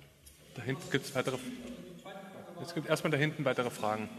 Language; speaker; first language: German; native; German